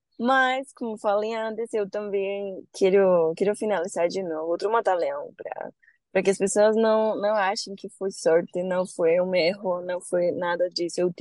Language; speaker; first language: Portuguese; non-native, learner; Spanish